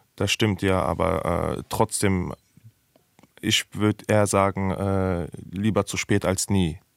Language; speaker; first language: German; early bilingual, other home language; Persian